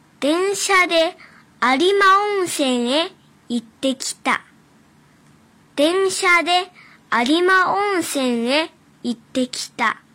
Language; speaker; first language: Japanese; early bilingual, other home language; Chinese